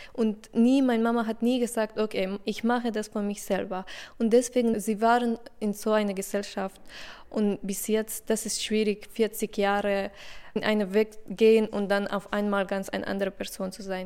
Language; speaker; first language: German; non-native, learner; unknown